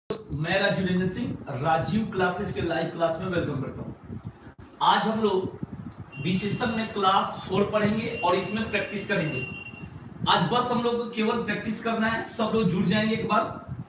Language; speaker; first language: Hindi; native; Hindi